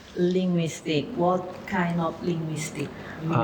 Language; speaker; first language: English; non-native, learner; Indonesian